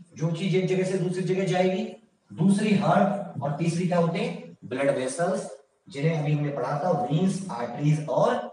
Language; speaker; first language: Hindi; native; Hindi